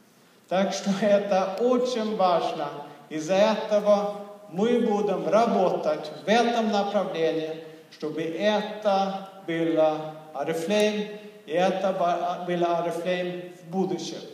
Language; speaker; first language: Russian; non-native, fluent; Swedish